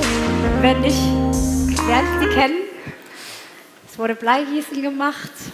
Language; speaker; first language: German; native; German